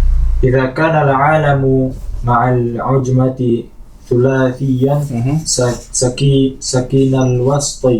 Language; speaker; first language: Arabic; non-native, learner; Indonesian